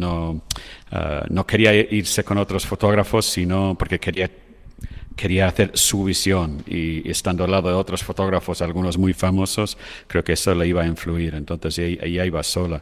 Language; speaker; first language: Spanish; non-native, fluent; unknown